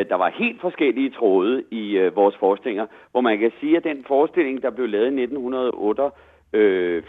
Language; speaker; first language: Danish; native; Danish